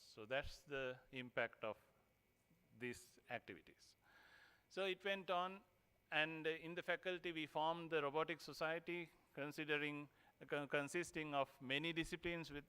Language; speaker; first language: English; non-native, local second language; Sinhala